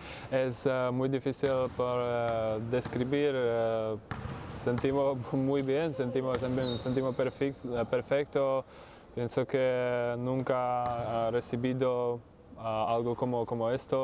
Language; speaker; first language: Spanish; non-native, learner; Czech